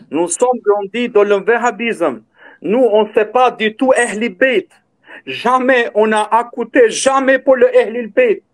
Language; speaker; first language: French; non-native, learner; Albanian